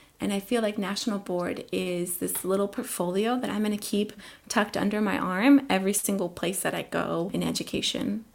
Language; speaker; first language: English; early bilingual, other home language; Spanish